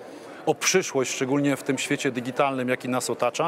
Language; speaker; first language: Polish; native; Polish